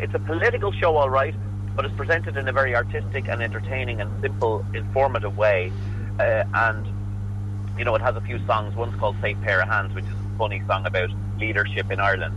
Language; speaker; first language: English; native; English